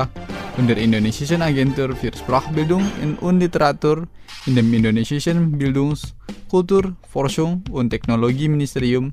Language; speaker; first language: German; non-native, fluent; Indonesian